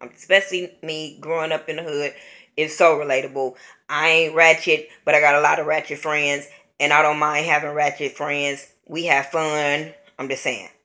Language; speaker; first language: English; native; English